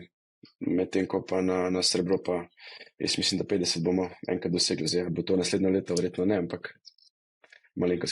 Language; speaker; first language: Slovenian; native; Slovenian